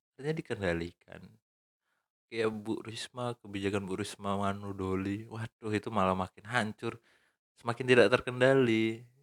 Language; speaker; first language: Indonesian; native; Indonesian